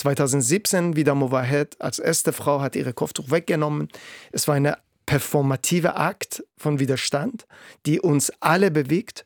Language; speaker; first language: German; non-native, fluent; Persian